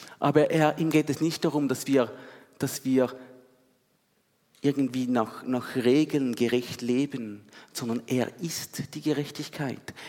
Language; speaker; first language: German; native; German